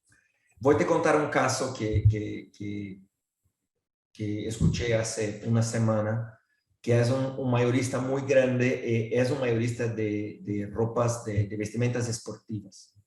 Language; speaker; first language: Spanish; non-native, fluent; Portuguese